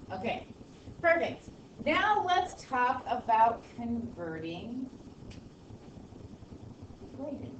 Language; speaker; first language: English; native; English